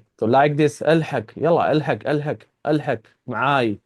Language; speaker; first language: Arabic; non-native, fluent; Urdu